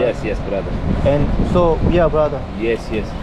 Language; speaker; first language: English; non-native, learner; Korean